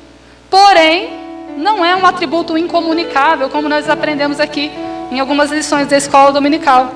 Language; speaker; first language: Portuguese; native; Portuguese